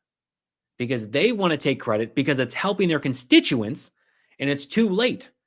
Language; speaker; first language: English; native; English